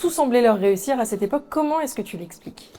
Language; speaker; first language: French; native; French